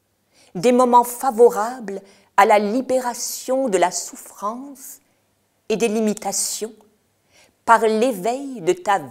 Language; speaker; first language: French; native; French